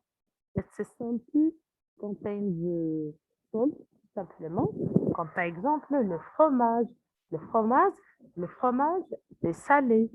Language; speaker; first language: French; non-native, fluent; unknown